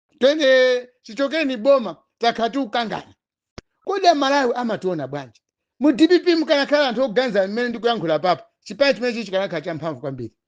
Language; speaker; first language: Nyanja; non-native, local second language; Tumbuka